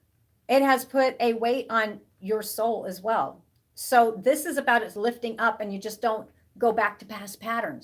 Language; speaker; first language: English; native; English